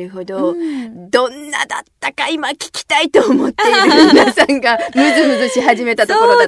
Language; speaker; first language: Japanese; native; Japanese